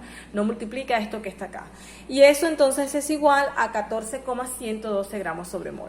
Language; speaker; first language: Spanish; native; Spanish